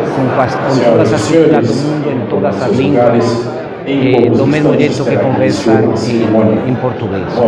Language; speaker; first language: Spanish; non-native, fluent; Portuguese